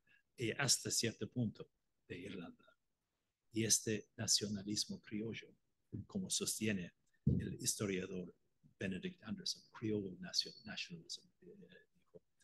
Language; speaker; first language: Spanish; non-native, fluent; Irish